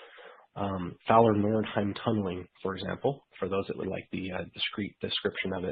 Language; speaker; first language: English; native; English